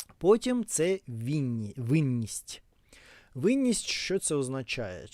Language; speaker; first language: Ukrainian; non-native, local second language; Russian